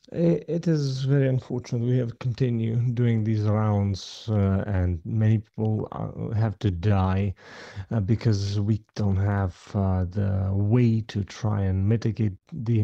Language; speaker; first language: English; non-native, fluent; Ukrainian